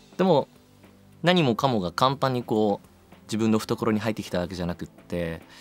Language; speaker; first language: Japanese; early bilingual, heritage; Japanese